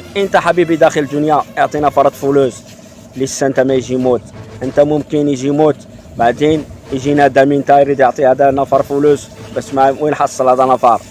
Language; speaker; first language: Arabic; non-native, learner; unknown